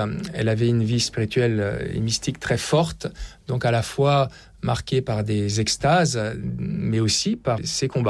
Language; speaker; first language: French; native; French